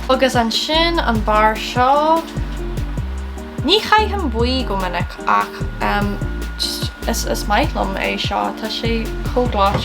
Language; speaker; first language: Irish; non-native, local second language; English